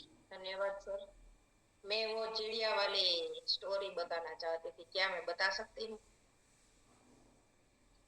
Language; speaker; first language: Hindi; native; Hindi